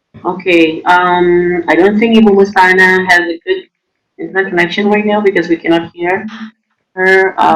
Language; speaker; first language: English; non-native, fluent; Indonesian